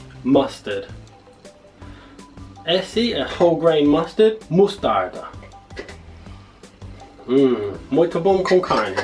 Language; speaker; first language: Portuguese; non-native, learner; English